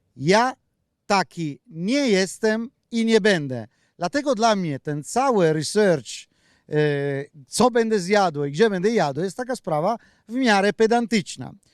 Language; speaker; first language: Polish; non-native, learner; Italian